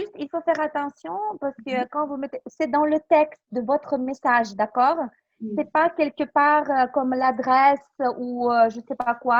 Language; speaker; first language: French; non-native, fluent; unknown